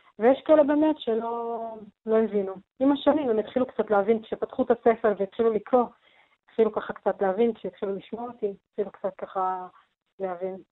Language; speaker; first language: Hebrew; non-native, local second language; Arabic